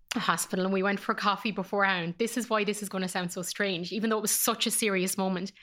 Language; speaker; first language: English; native; English